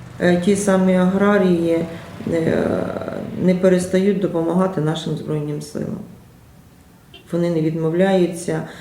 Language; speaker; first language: Ukrainian; native; Ukrainian